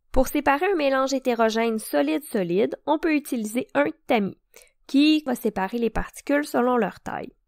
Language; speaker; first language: French; native; French